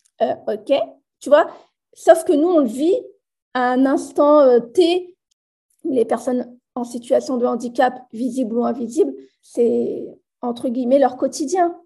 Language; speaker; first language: French; native; French